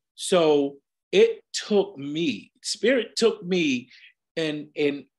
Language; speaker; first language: English; native; English